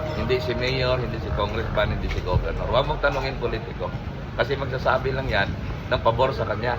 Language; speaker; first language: Filipino; non-native, local second language; Hiligaynon